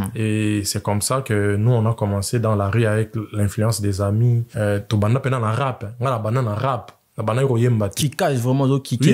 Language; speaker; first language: French; non-native, local second language; Swahili